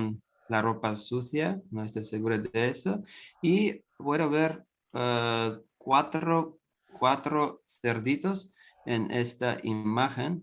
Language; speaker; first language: Spanish; non-native, learner; English